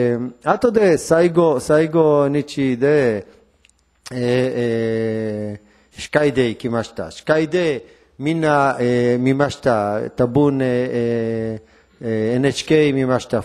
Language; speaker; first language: Japanese; non-native, learner; Hebrew